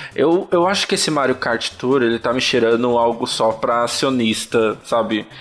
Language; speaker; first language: Portuguese; native; Portuguese